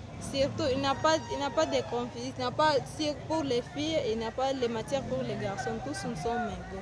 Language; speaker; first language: French; non-native, learner; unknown